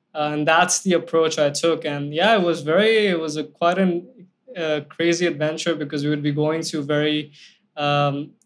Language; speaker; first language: English; non-native, local second language; Hindi